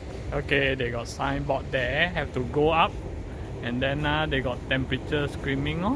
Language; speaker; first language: English; non-native, local second language; Chinese